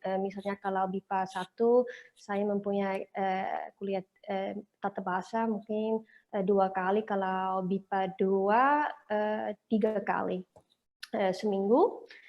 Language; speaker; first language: Indonesian; non-native, learner; Dutch